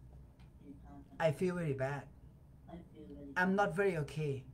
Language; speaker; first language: English; non-native, fluent; Thai